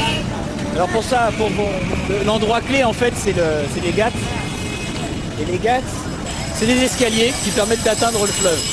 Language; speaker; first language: French; native; French